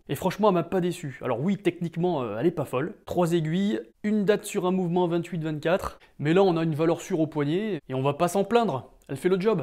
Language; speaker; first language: French; native; French